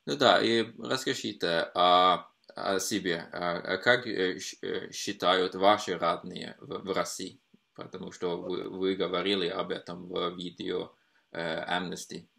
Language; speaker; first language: Russian; non-native, fluent; Norwegian